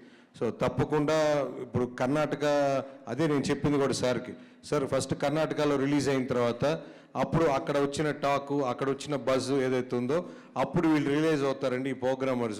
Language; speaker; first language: Telugu; native; Telugu